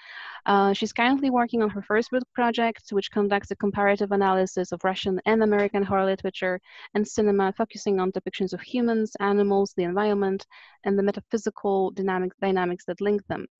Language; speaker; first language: English; non-native, fluent; Polish